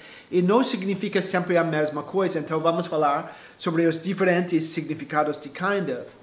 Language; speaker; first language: Portuguese; non-native, fluent; English